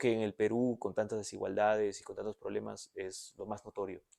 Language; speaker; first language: Spanish; native; Spanish